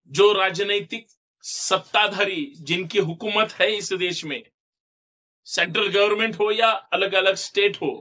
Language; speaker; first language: Hindi; non-native, local second language; Marathi